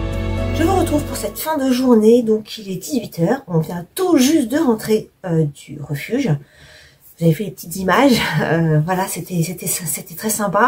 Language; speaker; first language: French; native; French